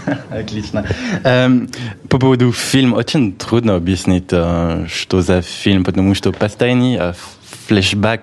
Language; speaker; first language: Russian; non-native, fluent; French